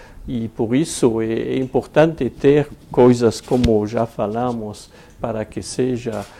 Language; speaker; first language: Portuguese; non-native, fluent; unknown